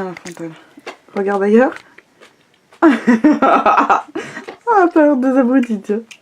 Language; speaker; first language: French; native; French